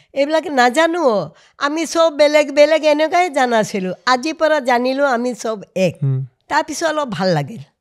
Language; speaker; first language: Assamese; non-native, local second language; Hindi